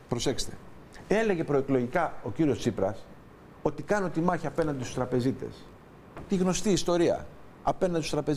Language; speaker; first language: Greek; native; Greek